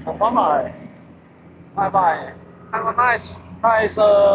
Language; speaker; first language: English; non-native, learner; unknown